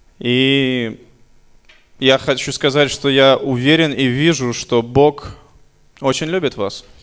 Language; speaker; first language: Russian; native; Russian